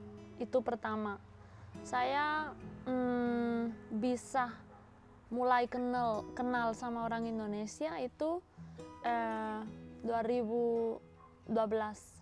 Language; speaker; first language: Indonesian; non-native, fluent; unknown